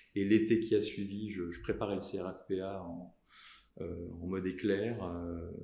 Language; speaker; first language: French; native; French